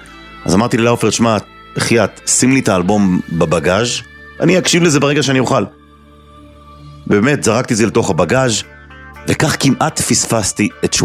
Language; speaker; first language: Hebrew; native; Hebrew